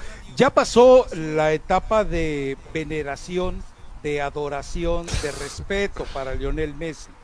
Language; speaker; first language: Spanish; native; Spanish